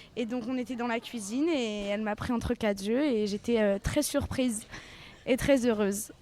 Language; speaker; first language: French; native; French